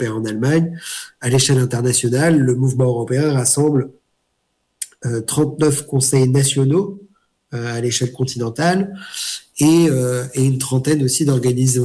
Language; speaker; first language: French; native; French